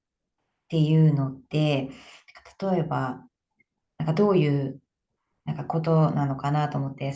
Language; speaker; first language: Japanese; native; Japanese